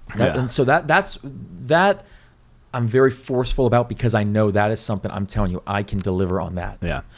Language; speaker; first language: English; native; English